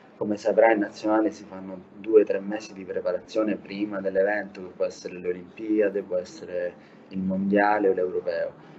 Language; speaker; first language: Italian; native; Italian